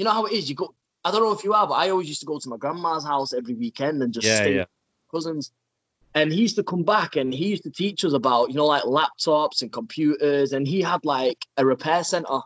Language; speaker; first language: English; native; English